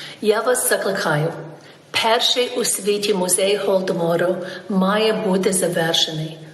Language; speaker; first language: Ukrainian; early bilingual, heritage; Ukrainian